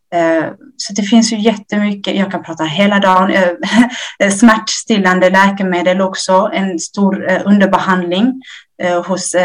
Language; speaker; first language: Swedish; early bilingual, other home language; Amharic